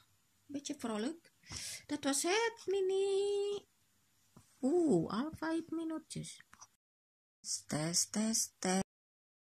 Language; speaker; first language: Dutch; non-native, local second language; Indonesian